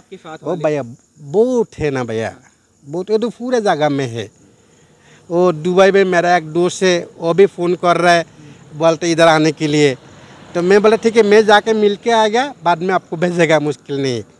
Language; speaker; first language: Hindi; non-native, learner; Bangla